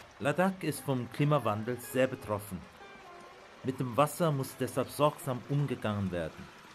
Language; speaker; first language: German; early bilingual, other home language; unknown